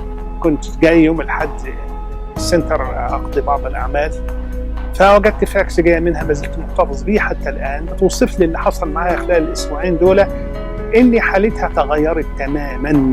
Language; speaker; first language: Arabic; native; Arabic